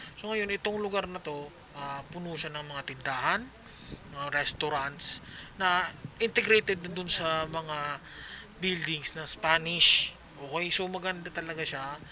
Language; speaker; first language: Filipino; non-native, local second language; Bikol